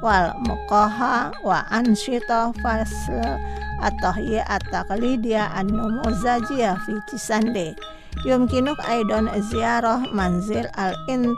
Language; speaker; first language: Arabic; non-native, fluent; Indonesian